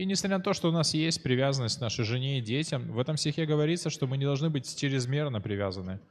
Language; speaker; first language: Russian; native; Russian